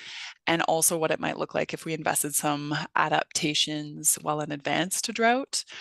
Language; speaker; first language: English; native; English